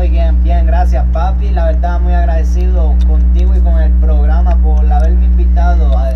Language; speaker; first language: Spanish; native; Spanish